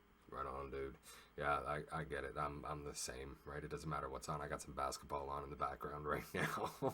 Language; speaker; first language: English; native; English